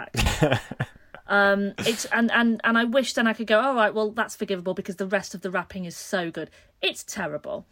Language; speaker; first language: English; native; English